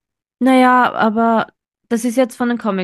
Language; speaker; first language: German; native; German